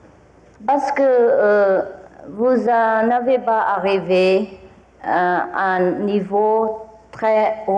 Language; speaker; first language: French; non-native, fluent; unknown